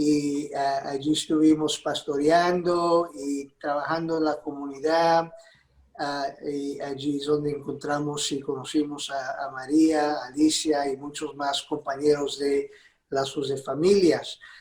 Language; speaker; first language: Spanish; early bilingual, heritage; Spanish